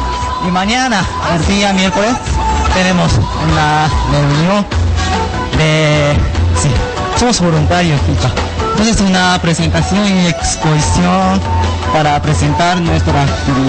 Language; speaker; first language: Spanish; non-native, learner; Japanese